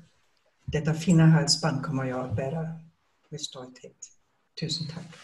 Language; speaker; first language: Swedish; non-native, fluent; German